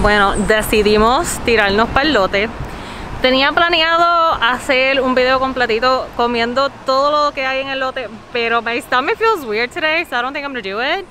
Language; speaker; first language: Spanish; native; Spanish